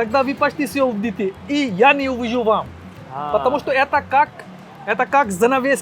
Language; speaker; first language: Russian; non-native, learner; Hindi